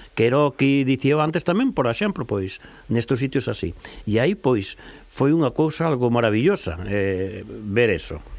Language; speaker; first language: Galician; native; Galician